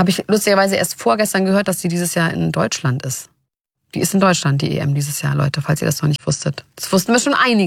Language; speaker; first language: German; native; German